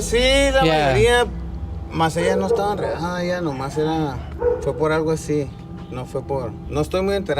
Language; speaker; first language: Spanish; native; Spanish